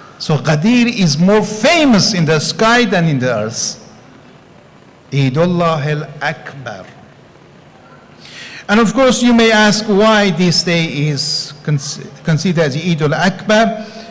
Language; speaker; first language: English; non-native, fluent; Persian